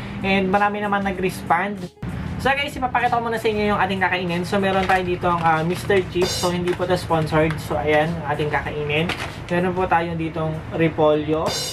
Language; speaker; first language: Filipino; native; Filipino